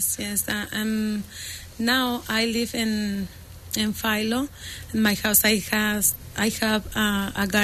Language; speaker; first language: English; non-native, learner; Spanish